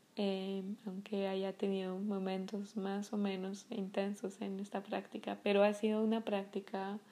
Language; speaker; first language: Spanish; non-native, fluent; French